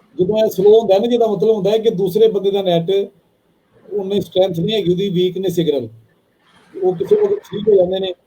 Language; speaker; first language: Punjabi; native; Punjabi